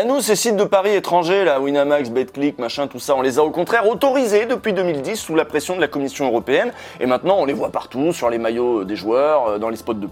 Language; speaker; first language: French; native; French